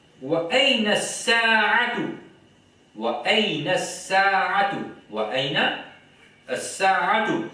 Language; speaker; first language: Arabic; non-native, learner; Haitian Creole